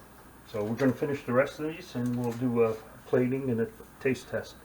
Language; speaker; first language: English; native; English